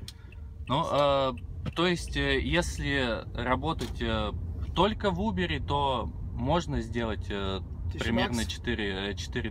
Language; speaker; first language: Russian; native; Russian